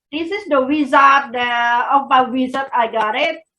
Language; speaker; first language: English; non-native, fluent; Indonesian